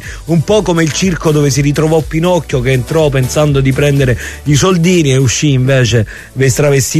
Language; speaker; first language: Italian; native; Italian